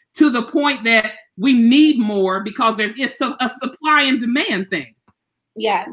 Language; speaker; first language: English; native; English